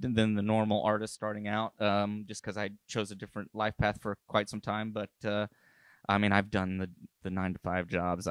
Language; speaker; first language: English; native; English